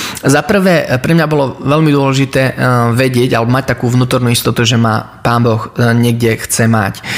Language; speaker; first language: Slovak; early bilingual, heritage; Slovak